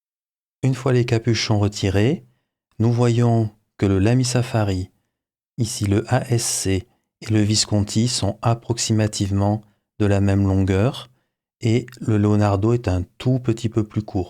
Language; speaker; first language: French; native; French